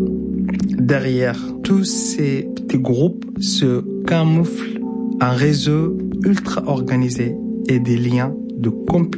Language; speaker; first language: French; non-native, fluent; Arabic